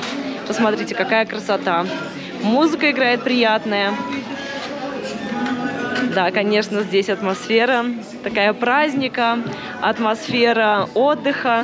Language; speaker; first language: Russian; native; Russian